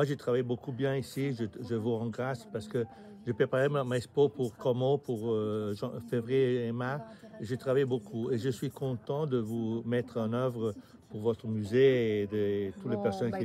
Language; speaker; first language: French; non-native, learner; Italian